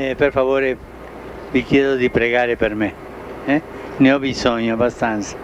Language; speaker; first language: Italian; early bilingual, heritage; Spanish